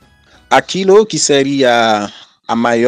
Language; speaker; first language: Portuguese; non-native, fluent; Haitian Creole